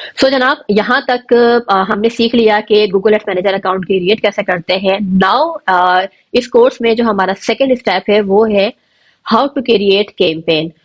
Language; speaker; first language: Urdu; native; Urdu